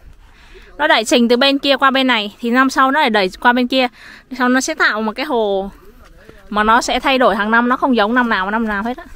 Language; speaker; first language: Vietnamese; native; Vietnamese